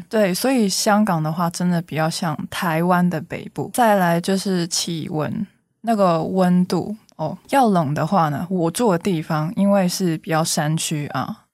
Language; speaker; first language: Chinese; non-native, local second language; Cantonese